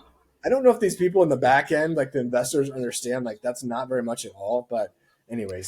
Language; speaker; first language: English; native; English